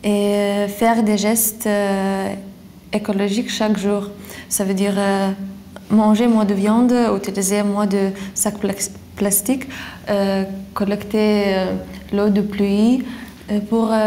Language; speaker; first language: French; non-native, fluent; Lithuanian